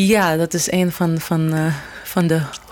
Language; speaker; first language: Dutch; non-native, fluent; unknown